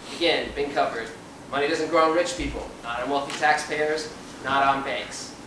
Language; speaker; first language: English; native; English